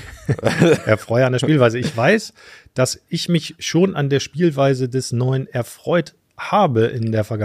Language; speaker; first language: German; native; German